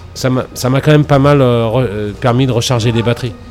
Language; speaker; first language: French; native; French